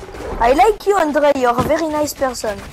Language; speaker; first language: English; non-native, learner; French